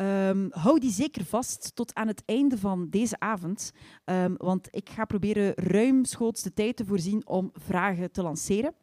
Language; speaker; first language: Dutch; native; Dutch